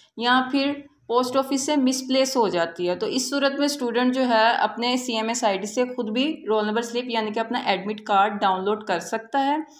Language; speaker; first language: Urdu; native; Urdu